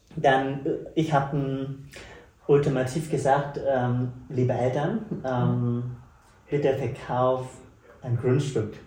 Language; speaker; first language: German; non-native, fluent; Vietnamese